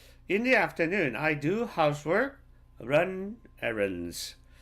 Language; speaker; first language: English; non-native, fluent; Korean